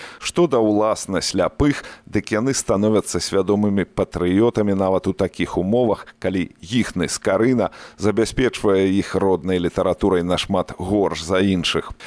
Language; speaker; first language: Belarusian; native; Belarusian